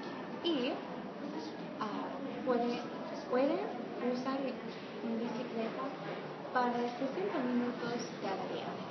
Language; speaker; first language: Spanish; non-native, learner; English